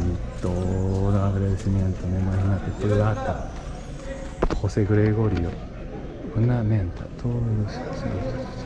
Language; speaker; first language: Spanish; non-native, learner; Japanese